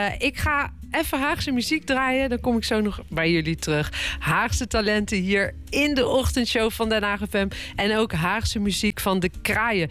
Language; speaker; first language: Dutch; native; Dutch